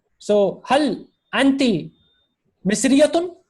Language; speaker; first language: Arabic; non-native, fluent; Hindi